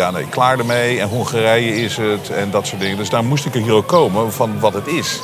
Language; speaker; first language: Dutch; native; Dutch